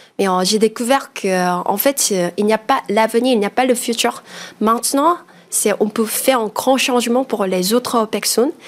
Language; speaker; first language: French; non-native, fluent; Korean